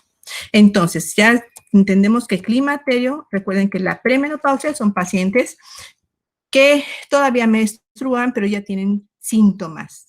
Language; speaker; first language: Spanish; native; Spanish